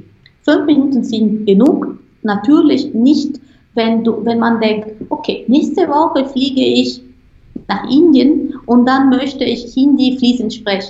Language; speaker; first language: German; non-native, fluent; Italian